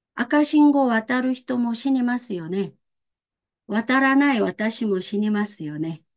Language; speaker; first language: Japanese; non-native, fluent; Korean